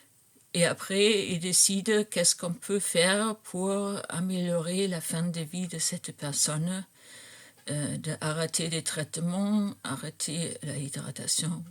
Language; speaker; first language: French; non-native, fluent; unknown